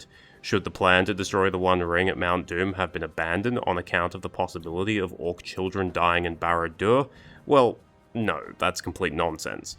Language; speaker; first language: English; native; English